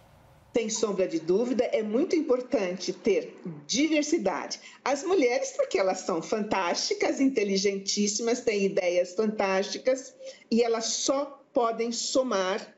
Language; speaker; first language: Portuguese; native; Portuguese